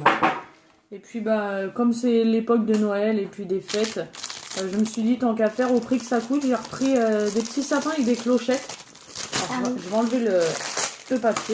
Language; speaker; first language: French; native; French